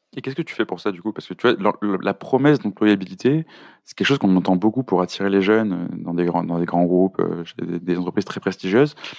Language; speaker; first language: French; native; French